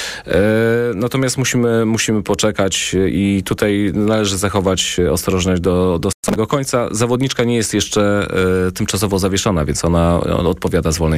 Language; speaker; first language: Polish; native; Polish